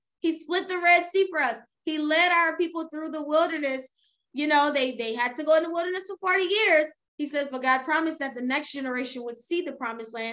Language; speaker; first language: English; native; English